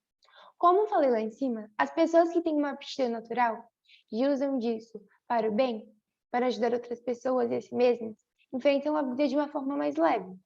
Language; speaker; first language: Portuguese; native; Portuguese